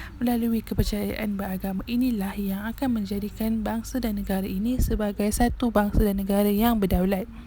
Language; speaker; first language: Malay; native; Malay